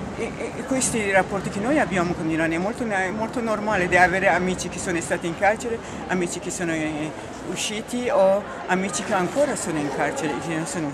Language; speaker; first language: Italian; non-native, learner; Persian